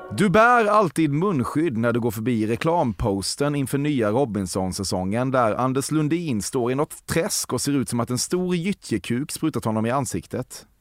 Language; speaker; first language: Swedish; native; Swedish